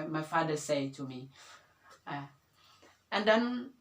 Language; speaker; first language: English; non-native, learner; Indonesian